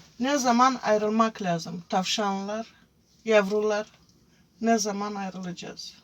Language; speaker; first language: Turkish; non-native, fluent; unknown